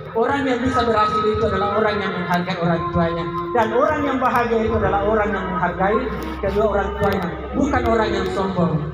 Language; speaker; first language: Indonesian; non-native, local second language; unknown